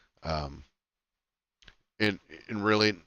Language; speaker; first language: English; native; English